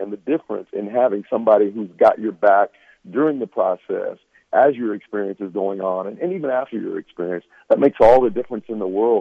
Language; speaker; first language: English; native; English